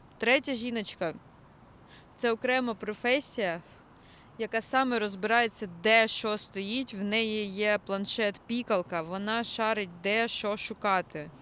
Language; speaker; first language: Ukrainian; non-native, local second language; Russian